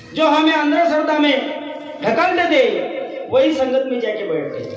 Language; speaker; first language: Hindi; non-native, local second language; Marathi